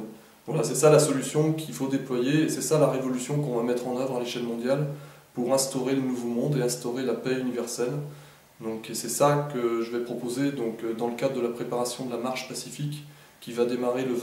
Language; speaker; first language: French; native; French